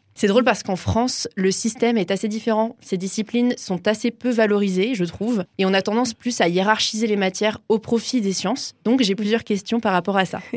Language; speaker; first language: French; native; French